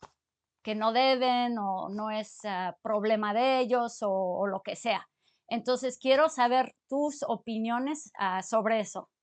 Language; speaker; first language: Spanish; early bilingual, other home language; English